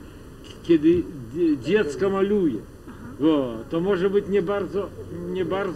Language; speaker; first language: Polish; non-native, fluent; Russian